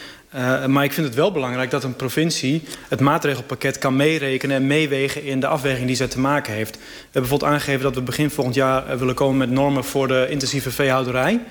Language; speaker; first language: Dutch; native; Dutch